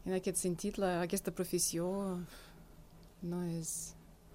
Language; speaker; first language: Catalan; non-native, fluent; Russian